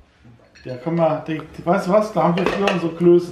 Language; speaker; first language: German; native; German